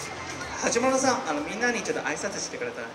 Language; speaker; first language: Japanese; non-native, fluent; Chinese